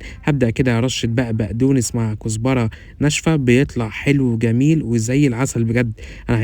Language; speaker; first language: Arabic; native; Arabic